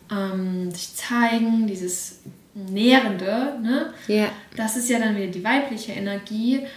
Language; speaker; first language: German; early bilingual, other home language; Russian